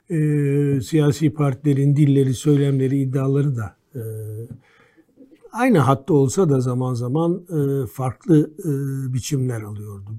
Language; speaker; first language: Turkish; native; Turkish